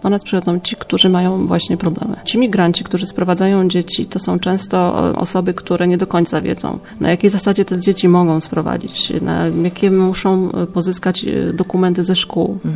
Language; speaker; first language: Polish; native; Polish